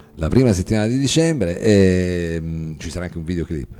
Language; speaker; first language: Italian; native; Italian